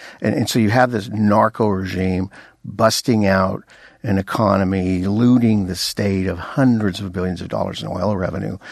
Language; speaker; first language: English; native; English